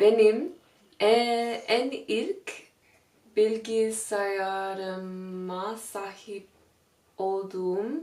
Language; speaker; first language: Turkish; non-native, learner; English